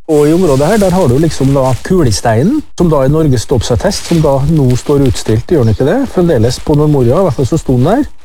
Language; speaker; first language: Norwegian; native; Norwegian